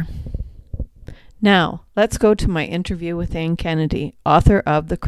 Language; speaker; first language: English; native; English